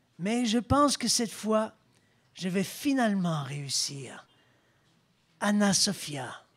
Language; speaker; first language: French; native; French